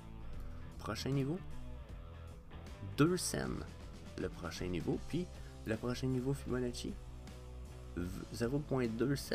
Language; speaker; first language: French; native; French